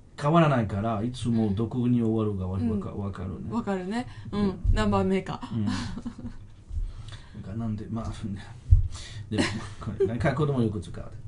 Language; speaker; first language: Japanese; non-native, fluent; French